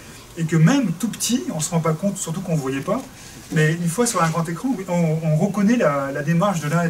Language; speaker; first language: French; native; French